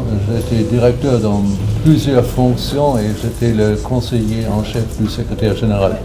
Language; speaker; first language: French; non-native, fluent; German